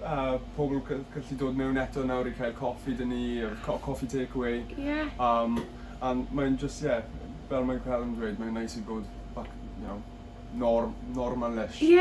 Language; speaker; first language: Welsh; non-native, local second language; English